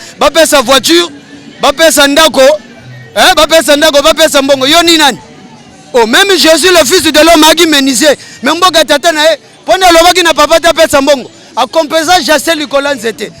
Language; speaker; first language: Lingala; native; Lingala